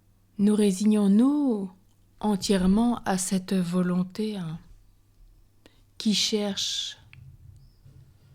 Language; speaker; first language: French; native; French